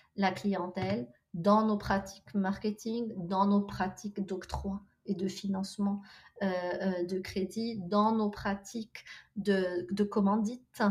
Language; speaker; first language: French; non-native, local second language; Arabic